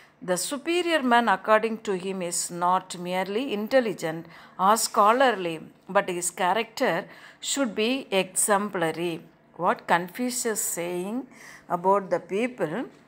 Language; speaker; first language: English; non-native, local second language; Tamil